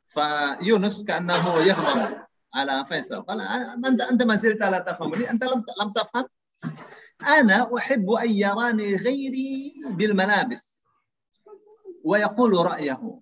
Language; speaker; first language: Arabic; non-native, fluent; Indonesian